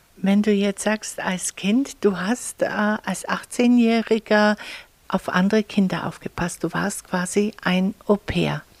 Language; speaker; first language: German; native; German